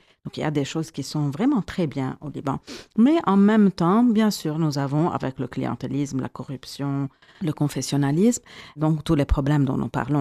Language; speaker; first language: French; non-native, local second language; Arabic